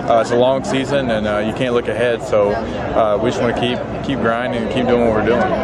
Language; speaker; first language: English; native; English